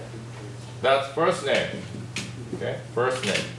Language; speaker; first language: English; non-native, fluent; Japanese